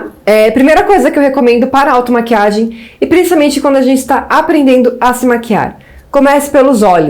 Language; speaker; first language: Portuguese; native; Portuguese